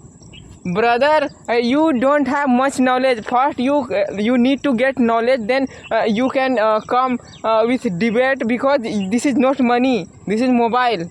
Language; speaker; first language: English; non-native, learner; Hindi